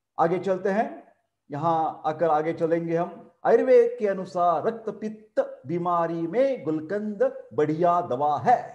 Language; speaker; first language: Hindi; non-native, local second language; Marathi